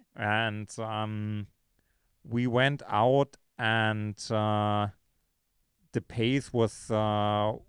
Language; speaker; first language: English; non-native, fluent; German